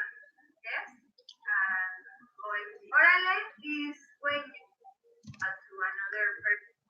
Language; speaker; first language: English; non-native, learner; Spanish